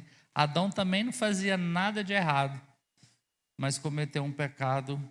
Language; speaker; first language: Portuguese; native; Portuguese